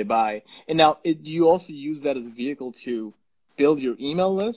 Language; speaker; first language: English; non-native, local second language; Punjabi